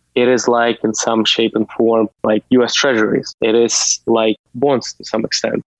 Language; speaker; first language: English; non-native, fluent; Russian